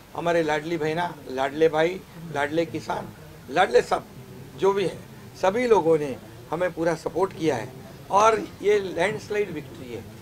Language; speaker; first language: Hindi; non-native, local second language; Marathi